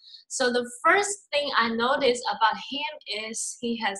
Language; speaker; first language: English; non-native, fluent; Chinese